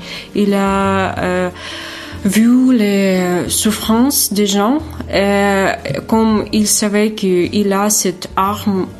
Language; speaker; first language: French; non-native, fluent; Ukrainian